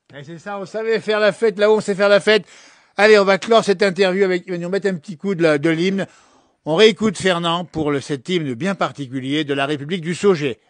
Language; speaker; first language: French; native; French